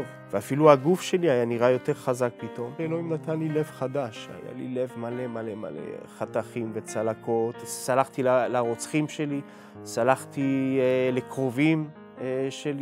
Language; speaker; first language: Hebrew; early bilingual, other home language; French